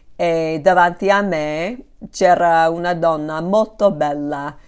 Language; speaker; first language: Italian; non-native, fluent; English